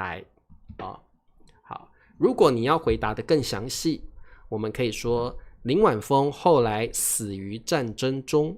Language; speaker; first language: Chinese; native; Chinese